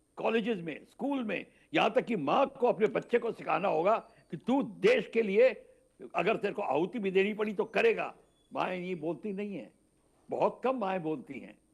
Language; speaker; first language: Hindi; native; Hindi